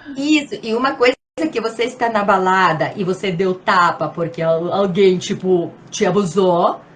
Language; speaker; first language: Portuguese; non-native, fluent; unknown